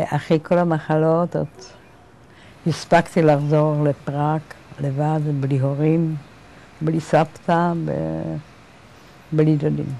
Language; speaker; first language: Hebrew; early bilingual, other home language; Czech